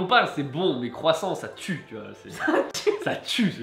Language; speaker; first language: French; native; French